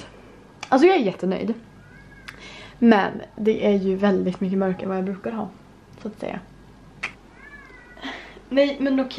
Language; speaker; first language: Swedish; native; Swedish